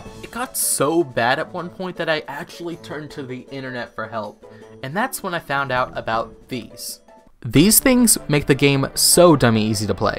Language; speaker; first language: English; native; English